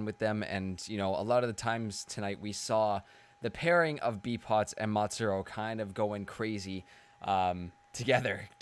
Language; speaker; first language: English; native; English